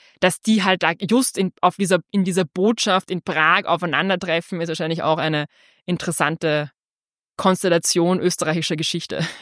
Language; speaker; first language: German; native; German